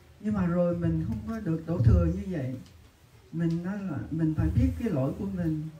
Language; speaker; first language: Vietnamese; early bilingual, heritage; Vietnamese